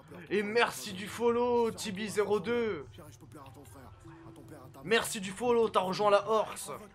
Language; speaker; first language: French; native; French